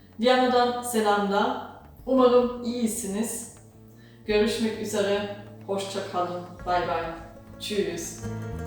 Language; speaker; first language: Turkish; non-native, fluent; German